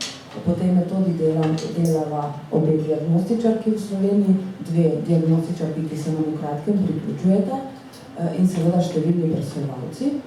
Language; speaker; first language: Slovenian; native; Slovenian